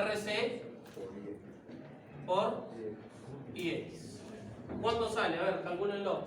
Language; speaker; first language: Spanish; native; Spanish